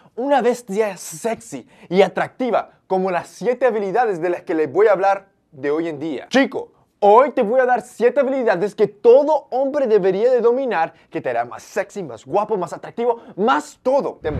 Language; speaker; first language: Spanish; early bilingual, heritage; Spanish